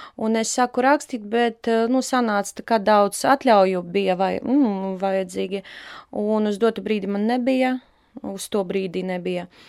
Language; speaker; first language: Latvian; non-native, local second language; Russian